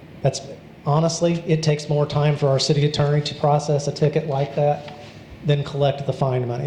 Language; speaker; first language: English; native; English